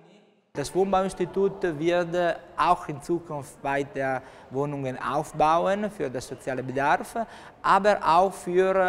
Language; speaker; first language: German; non-native, local second language; Italian